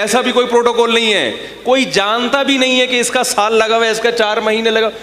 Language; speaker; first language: Urdu; native; Urdu